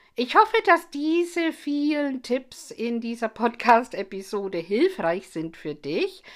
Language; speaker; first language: German; non-native, fluent; English